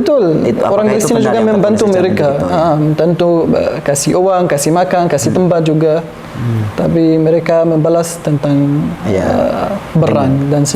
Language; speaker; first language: Indonesian; non-native, learner; Arabic